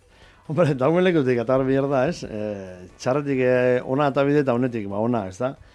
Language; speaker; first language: Basque; native; Basque